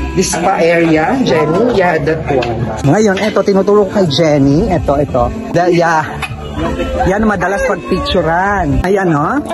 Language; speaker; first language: Filipino; native; Filipino